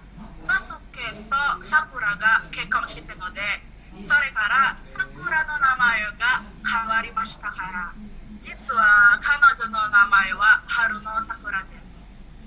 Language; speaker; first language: Japanese; non-native, learner; Indonesian